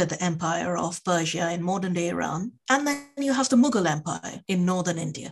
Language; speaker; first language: English; non-native, local second language; Bangla